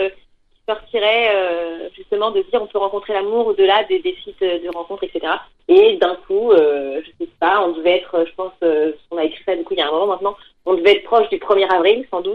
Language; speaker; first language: French; native; French